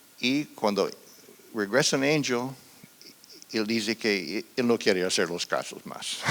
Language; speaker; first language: Spanish; non-native, fluent; English